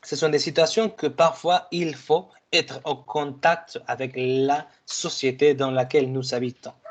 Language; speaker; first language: French; non-native, fluent; Spanish